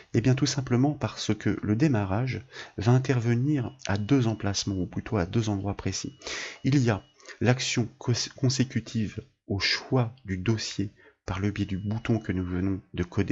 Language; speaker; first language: French; native; French